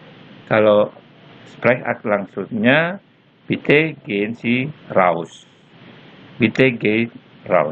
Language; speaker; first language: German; non-native, fluent; Indonesian